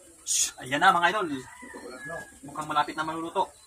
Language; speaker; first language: Filipino; non-native, local second language; Cebuano